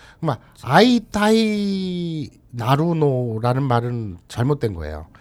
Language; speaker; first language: Korean; native; Korean